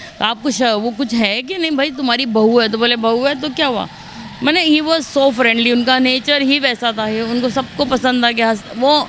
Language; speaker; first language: Hindi; native; Hindi